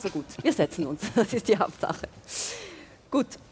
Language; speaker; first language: German; native; German